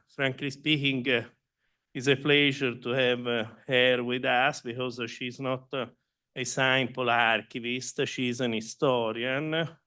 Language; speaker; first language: English; non-native, fluent; Italian